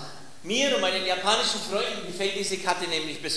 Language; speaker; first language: German; native; German